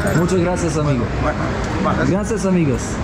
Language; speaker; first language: Spanish; non-native, learner; Polish